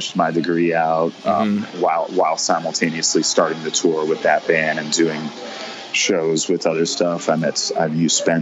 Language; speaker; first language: English; native; English